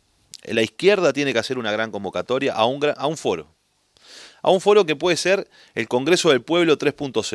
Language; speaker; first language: Spanish; native; Spanish